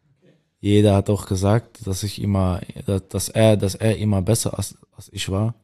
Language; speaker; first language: German; non-native, learner; Dutch